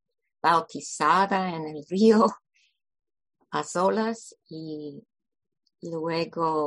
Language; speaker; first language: Spanish; non-native, fluent; English